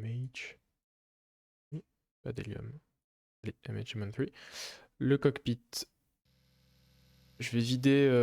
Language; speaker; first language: French; native; French